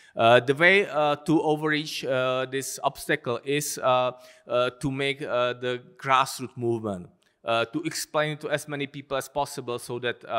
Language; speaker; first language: English; non-native, fluent; Czech